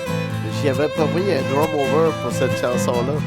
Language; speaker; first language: French; native; French